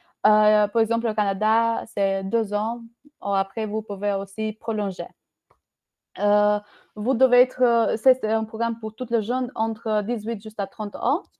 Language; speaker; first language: French; non-native, learner; Albanian